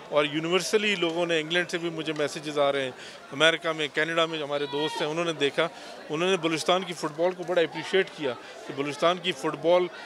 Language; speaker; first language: Urdu; non-native, local second language; Baluchi